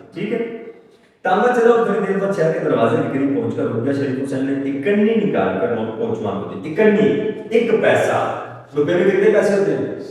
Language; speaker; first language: Urdu; non-native, local second language; Punjabi